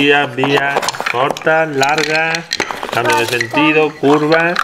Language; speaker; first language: Spanish; native; Spanish